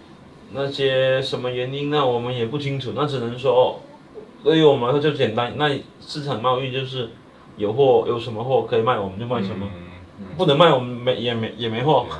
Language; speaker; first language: Chinese; native; Chinese